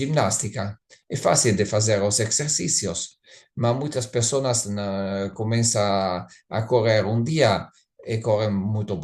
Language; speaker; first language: Spanish; non-native, learner; Italian